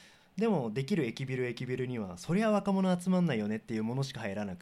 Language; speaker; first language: Japanese; native; Japanese